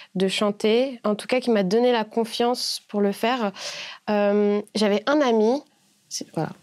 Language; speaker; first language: French; native; French